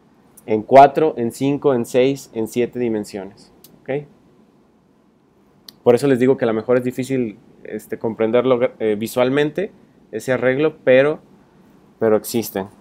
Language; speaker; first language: Spanish; native; Spanish